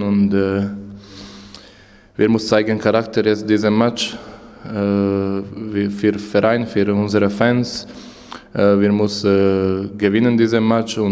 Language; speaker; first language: German; non-native, learner; Croatian